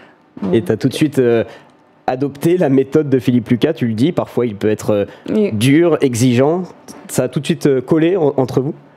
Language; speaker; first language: French; native; French